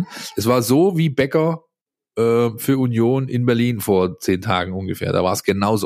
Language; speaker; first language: German; native; German